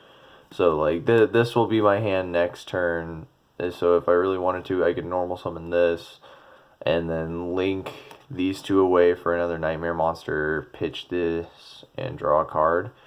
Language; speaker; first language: English; native; English